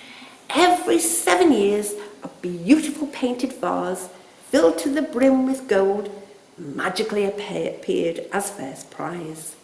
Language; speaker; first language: English; native; English